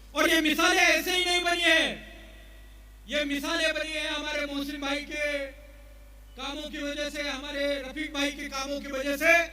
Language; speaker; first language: Hindi; non-native, local second language; Marathi